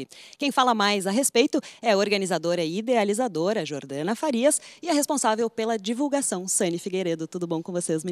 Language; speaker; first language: Portuguese; native; Portuguese